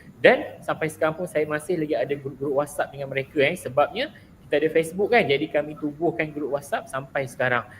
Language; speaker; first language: Malay; native; Malay